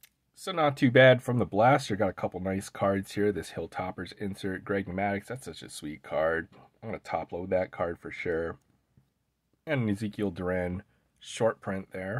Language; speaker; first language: English; native; English